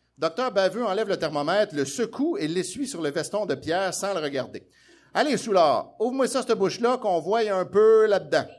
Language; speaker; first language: French; native; French